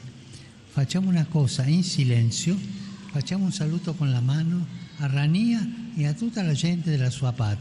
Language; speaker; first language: Italian; non-native, fluent; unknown